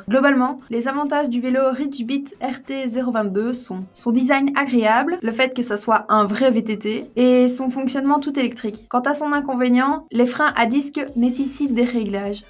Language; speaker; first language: French; native; French